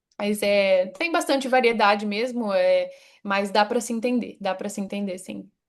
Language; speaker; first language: Portuguese; native; Portuguese